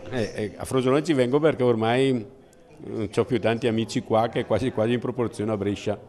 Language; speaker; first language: Italian; native; Italian